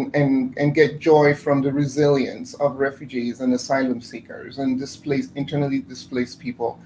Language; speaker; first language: English; non-native, fluent; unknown